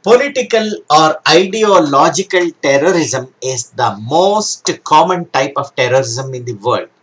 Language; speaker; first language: English; non-native, local second language; Kannada